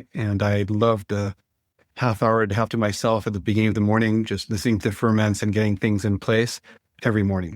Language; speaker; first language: English; non-native, fluent; French